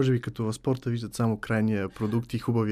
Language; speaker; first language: Bulgarian; native; Bulgarian